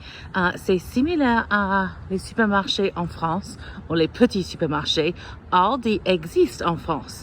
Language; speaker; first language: French; non-native, fluent; English